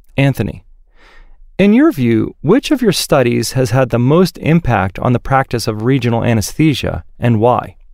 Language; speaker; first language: English; native; English